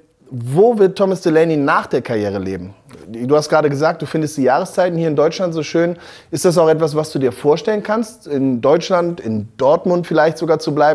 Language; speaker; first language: German; native; German